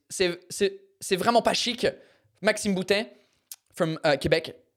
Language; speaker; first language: French; non-native, fluent; English